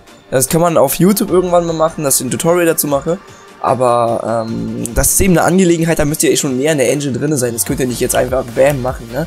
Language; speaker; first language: German; native; German